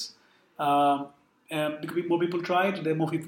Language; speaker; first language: English; non-native, local second language; Urdu